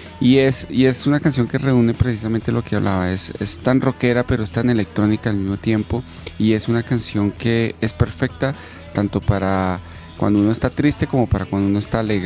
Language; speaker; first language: Spanish; native; Spanish